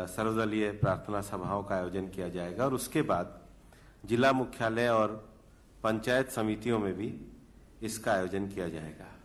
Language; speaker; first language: Hindi; native; Hindi